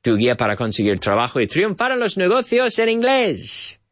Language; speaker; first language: Spanish; non-native, fluent; English